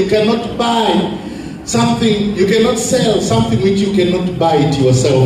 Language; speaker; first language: English; non-native, local second language; Swahili